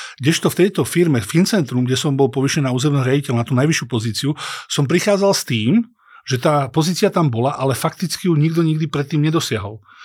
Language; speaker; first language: Slovak; native; Slovak